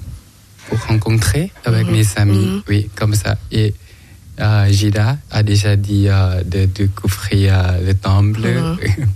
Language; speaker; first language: French; non-native, learner; Thai